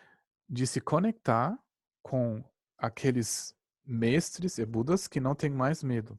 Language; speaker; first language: Portuguese; non-native, fluent; German